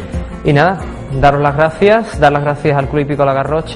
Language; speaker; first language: Spanish; native; Spanish